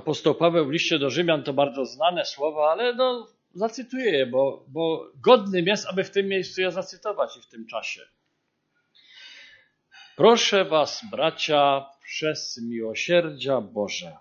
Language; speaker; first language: Polish; native; Polish